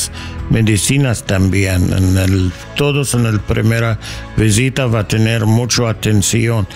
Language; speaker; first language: Spanish; non-native, learner; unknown